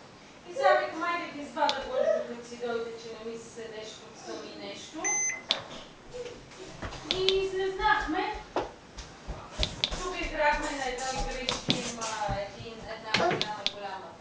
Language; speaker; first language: Bulgarian; native; Bulgarian